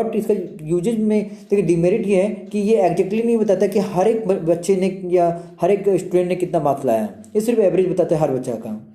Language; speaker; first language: Hindi; native; Hindi